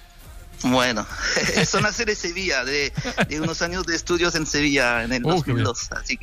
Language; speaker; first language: Spanish; non-native, fluent; French